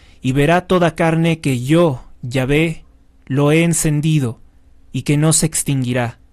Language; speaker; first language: Spanish; native; Spanish